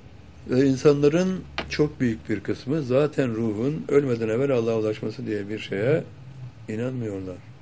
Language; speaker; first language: Turkish; native; Turkish